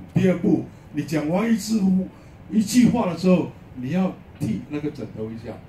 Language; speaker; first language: Chinese; native; Chinese